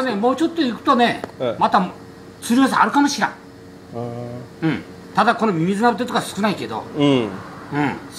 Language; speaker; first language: Japanese; native; Japanese